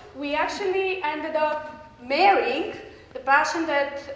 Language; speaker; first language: English; non-native, fluent; Bulgarian